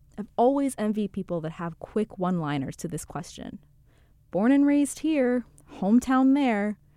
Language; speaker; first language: English; early bilingual, other home language; Rundi